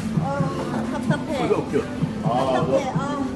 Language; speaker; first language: Korean; non-native, learner; Filipino